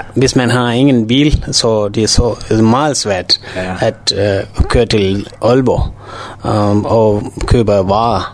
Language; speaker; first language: Danish; non-native, learner; Tamil